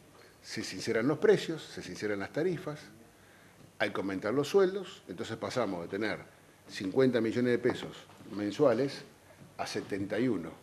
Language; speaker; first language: Spanish; native; Spanish